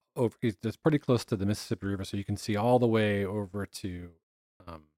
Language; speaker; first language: English; native; English